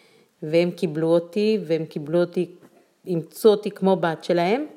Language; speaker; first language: Hebrew; non-native, fluent; Spanish